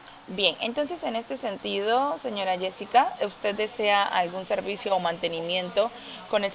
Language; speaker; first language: Spanish; native; Spanish